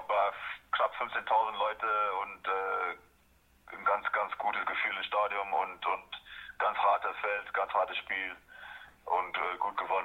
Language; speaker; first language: German; non-native, fluent; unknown